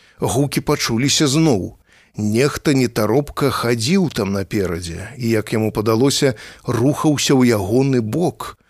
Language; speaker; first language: Belarusian; native; Belarusian